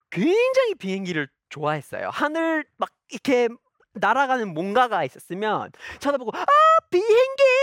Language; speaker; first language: Korean; non-native, fluent; English